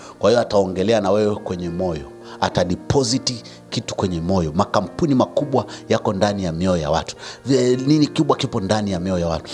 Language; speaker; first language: Swahili; native; Swahili